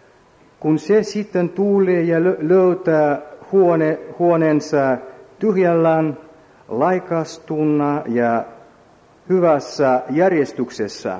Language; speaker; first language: Finnish; non-native, learner; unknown